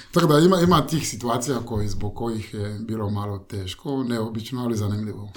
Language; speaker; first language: Croatian; non-native, fluent; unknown